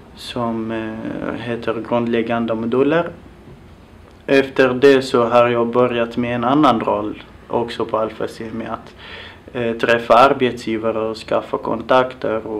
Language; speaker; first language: Swedish; non-native, fluent; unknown